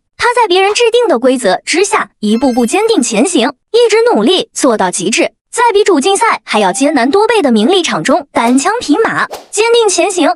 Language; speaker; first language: Chinese; native; Chinese